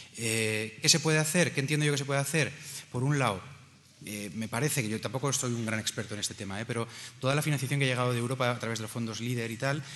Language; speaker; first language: Spanish; native; Spanish